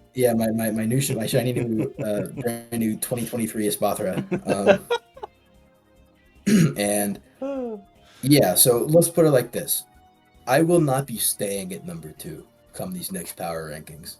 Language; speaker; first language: English; native; English